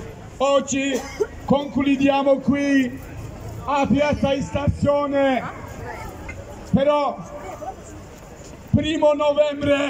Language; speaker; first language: Italian; non-native, learner; Kurdish